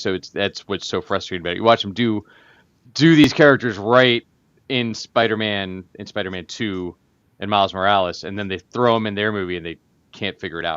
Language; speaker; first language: English; native; English